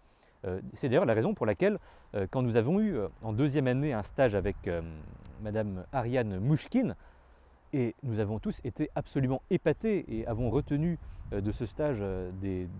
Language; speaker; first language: French; native; French